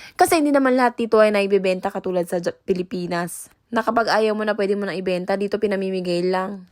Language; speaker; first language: Filipino; native; Filipino